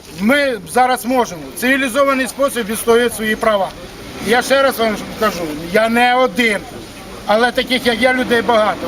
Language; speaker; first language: Ukrainian; native; Ukrainian